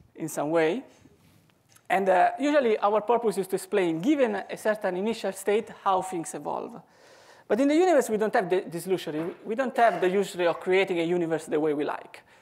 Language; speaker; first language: English; non-native, fluent; Italian